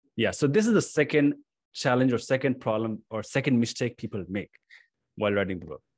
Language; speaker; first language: English; non-native, local second language; Hindi